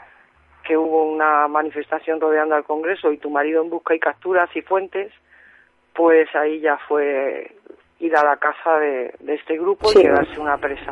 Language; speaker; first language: Spanish; native; Spanish